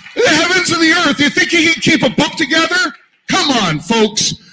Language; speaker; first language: English; native; English